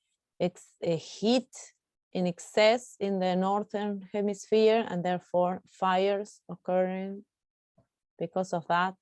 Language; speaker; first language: English; non-native, fluent; Spanish